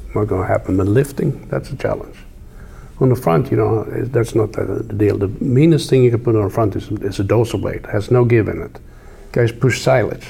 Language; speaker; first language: English; non-native, fluent; Swedish